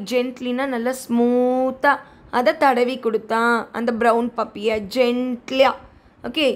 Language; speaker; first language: English; non-native, local second language; Tamil